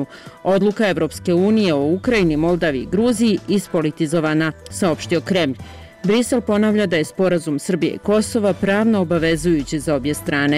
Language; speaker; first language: Croatian; native; Croatian